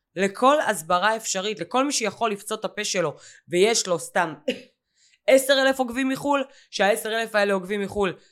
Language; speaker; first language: Hebrew; native; Hebrew